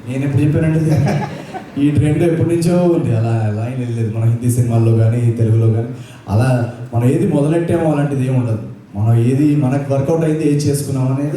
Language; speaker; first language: Telugu; native; Telugu